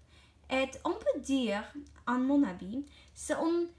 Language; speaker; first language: French; non-native, learner; English